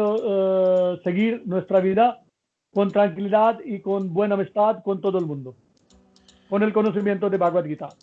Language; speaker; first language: Spanish; non-native, learner; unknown